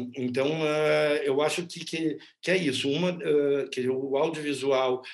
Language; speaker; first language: Portuguese; native; Portuguese